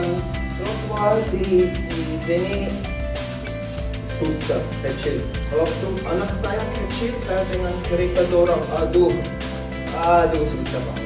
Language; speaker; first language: Indonesian; non-native, learner; English